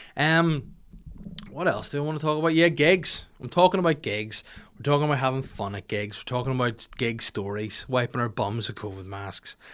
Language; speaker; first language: English; native; English